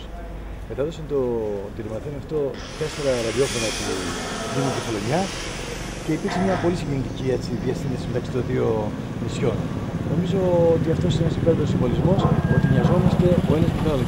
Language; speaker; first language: Greek; native; Greek